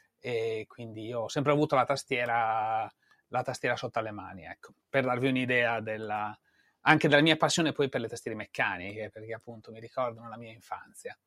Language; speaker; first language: Italian; native; Italian